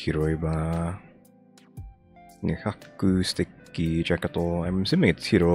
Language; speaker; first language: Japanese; non-native, learner; English